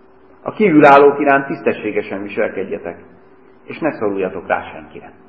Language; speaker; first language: Hungarian; native; Hungarian